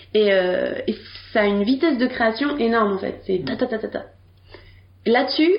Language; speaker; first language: French; native; French